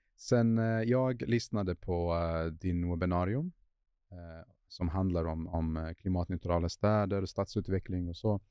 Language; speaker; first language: Swedish; non-native, fluent; Arabic